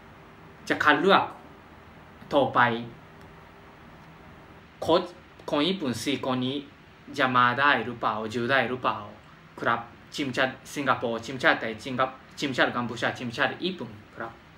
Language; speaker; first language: Thai; non-native, fluent; Japanese